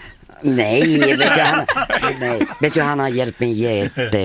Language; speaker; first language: Swedish; non-native, fluent; Finnish